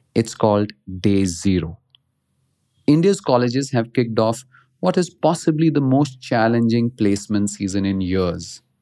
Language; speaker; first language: English; non-native, local second language; Hindi